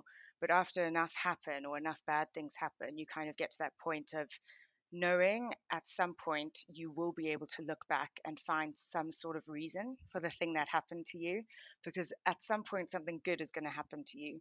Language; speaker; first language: English; native; English